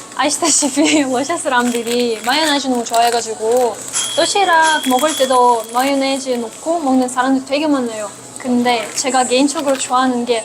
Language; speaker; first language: Korean; non-native, fluent; Russian